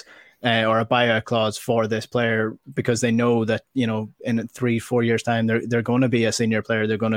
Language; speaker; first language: English; native; English